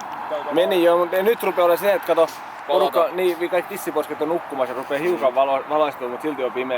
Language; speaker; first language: Finnish; native; Finnish